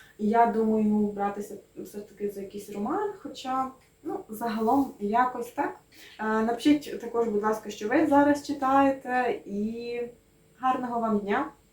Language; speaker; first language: Ukrainian; native; Ukrainian